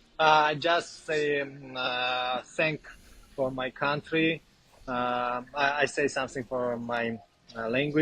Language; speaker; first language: English; non-native, learner; Georgian